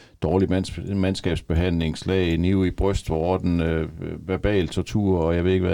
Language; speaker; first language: Danish; native; Danish